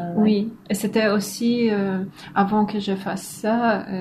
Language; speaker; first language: French; non-native, fluent; Polish